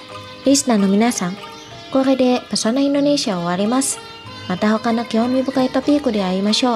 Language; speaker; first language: Japanese; non-native, fluent; Indonesian